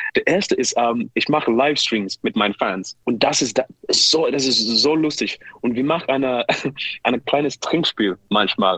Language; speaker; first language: German; non-native, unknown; English